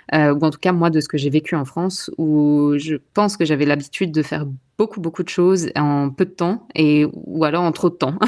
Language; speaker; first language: French; native; French